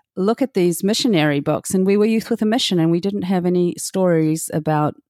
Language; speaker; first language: English; native; English